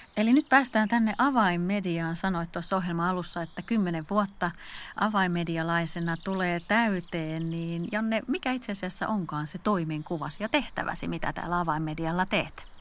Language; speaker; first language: Finnish; native; Finnish